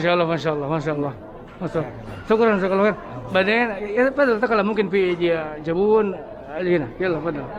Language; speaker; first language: Arabic; non-native, learner; Indonesian